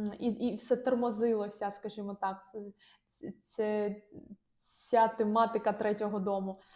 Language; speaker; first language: Ukrainian; non-native, local second language; Russian